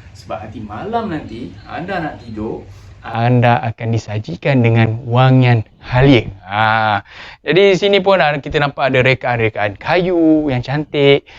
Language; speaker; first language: Malay; native; Malay